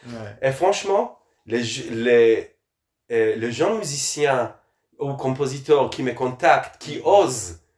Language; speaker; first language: French; non-native, fluent; Hebrew